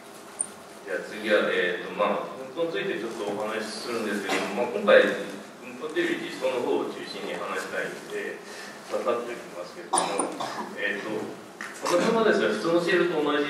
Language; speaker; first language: Japanese; native; Japanese